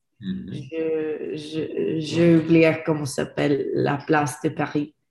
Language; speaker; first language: French; non-native, learner; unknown